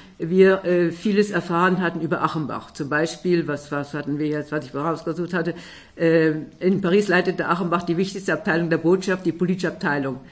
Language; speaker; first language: German; native; German